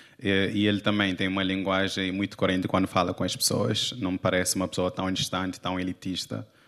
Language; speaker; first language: Portuguese; non-native, local second language; Kabuverdianu